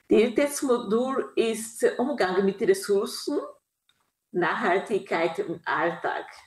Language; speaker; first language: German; non-native, fluent; Kinyarwanda